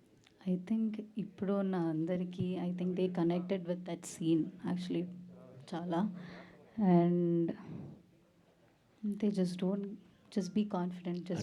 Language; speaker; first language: Telugu; non-native, learner; Malayalam